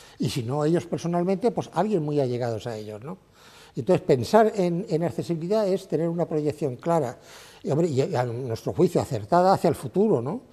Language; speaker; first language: Spanish; native; Spanish